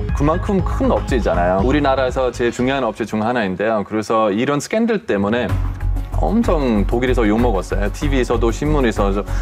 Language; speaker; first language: Korean; non-native, fluent; German